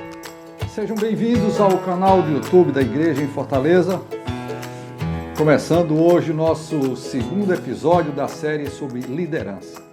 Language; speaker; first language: Portuguese; native; Portuguese